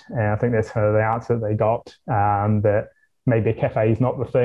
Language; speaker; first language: English; native; English